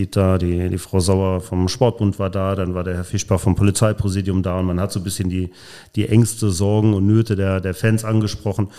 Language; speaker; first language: German; native; German